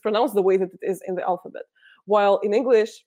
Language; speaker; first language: English; non-native, fluent; Russian